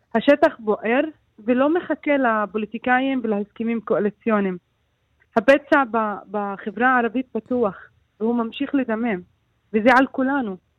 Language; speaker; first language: Hebrew; non-native, local second language; Arabic